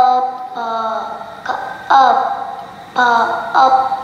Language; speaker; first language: English; non-native, learner; Vietnamese